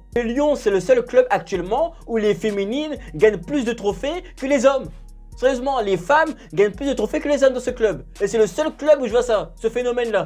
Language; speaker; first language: French; native; French